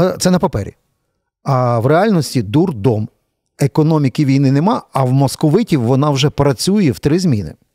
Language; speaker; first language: Ukrainian; native; Ukrainian